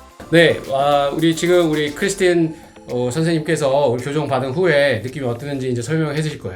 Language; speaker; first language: Korean; native; Korean